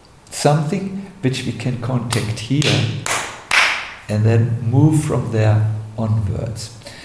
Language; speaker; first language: English; non-native, fluent; German